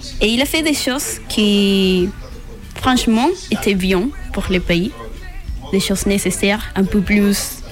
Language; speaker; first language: French; non-native, learner; Spanish